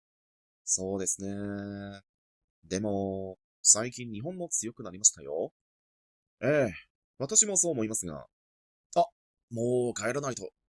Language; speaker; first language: Japanese; non-native, fluent; Cantonese